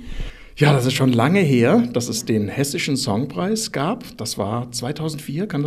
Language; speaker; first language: German; native; German